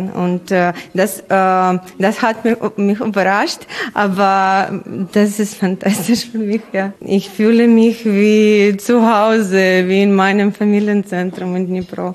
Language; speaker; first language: German; non-native, learner; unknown